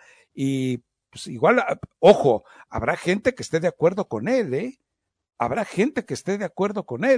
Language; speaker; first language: Spanish; native; Spanish